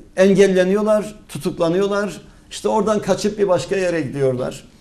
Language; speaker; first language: Turkish; native; Turkish